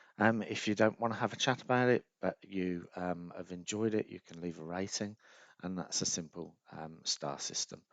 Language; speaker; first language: English; native; English